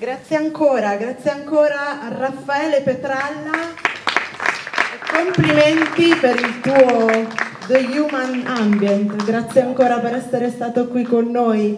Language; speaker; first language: Italian; native; Italian